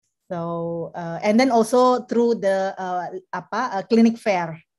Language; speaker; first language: English; non-native, fluent; Indonesian